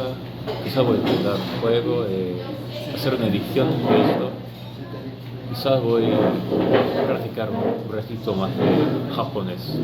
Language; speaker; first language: Spanish; non-native, fluent; Portuguese